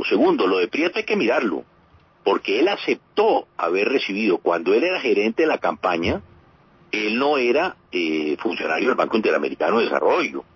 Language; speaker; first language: Spanish; native; Spanish